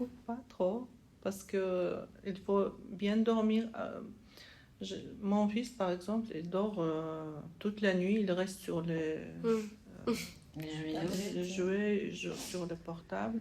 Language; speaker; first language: French; non-native, learner; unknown